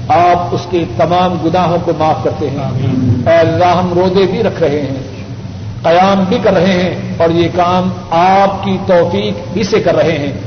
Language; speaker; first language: Urdu; non-native, local second language; Punjabi